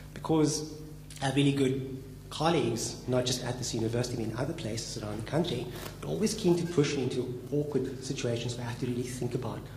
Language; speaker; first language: English; native; English